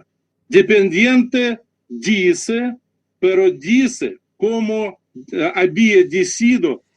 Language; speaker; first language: Spanish; non-native, learner; Russian